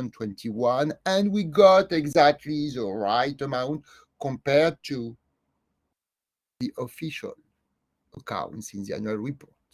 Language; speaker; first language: English; non-native, fluent; French